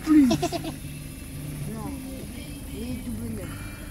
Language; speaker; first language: French; native; French